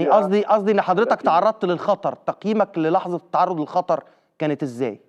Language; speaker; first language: Arabic; native; Arabic